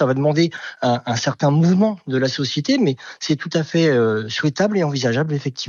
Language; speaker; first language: French; native; French